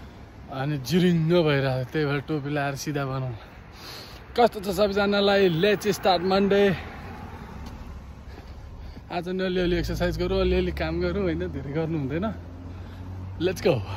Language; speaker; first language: Nepali; native; Nepali